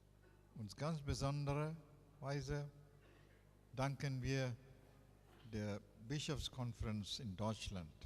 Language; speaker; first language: German; non-native, fluent; Tamil